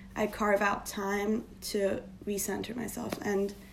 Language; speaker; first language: English; non-native, fluent; Turkish